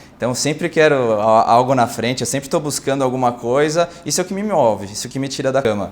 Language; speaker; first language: Portuguese; native; Portuguese